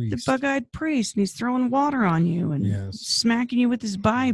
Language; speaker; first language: English; native; English